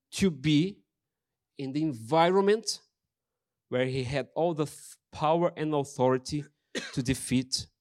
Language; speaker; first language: English; non-native, fluent; Portuguese